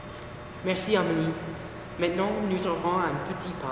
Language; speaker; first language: French; non-native, learner; English